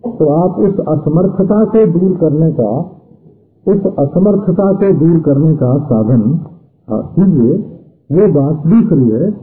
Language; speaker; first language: Hindi; native; Hindi